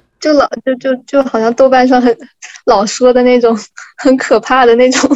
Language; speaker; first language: Chinese; native; Chinese